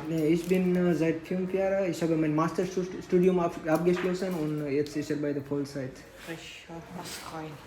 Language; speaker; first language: German; non-native, learner; Gujarati